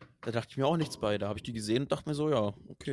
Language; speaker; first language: German; native; German